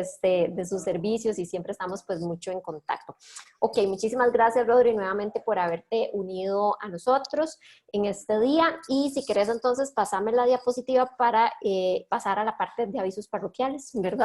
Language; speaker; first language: Spanish; native; Spanish